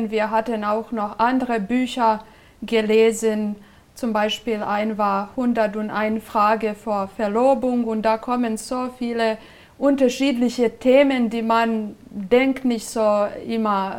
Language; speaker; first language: German; non-native, fluent; Serbian